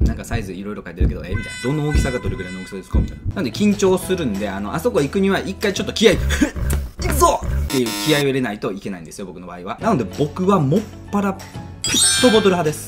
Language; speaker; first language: Japanese; native; Japanese